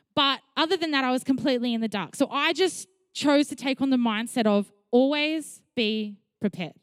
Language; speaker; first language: English; native; English